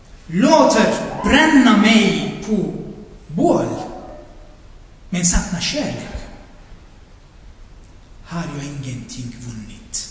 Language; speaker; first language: Swedish; non-native, fluent; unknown